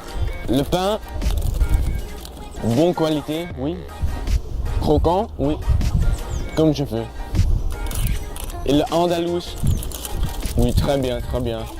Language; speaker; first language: French; non-native, learner; Dutch